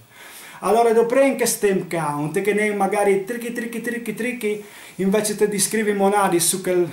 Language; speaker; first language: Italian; non-native, local second language; Friulian